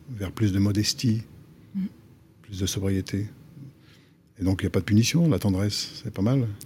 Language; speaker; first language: French; native; French